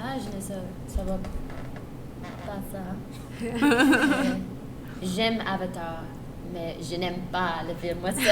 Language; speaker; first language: French; non-native, learner; Spanish